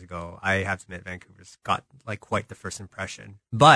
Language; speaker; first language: English; native; English